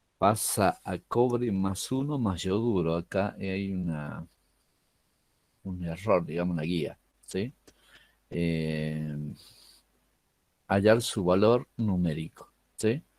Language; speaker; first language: Spanish; native; Spanish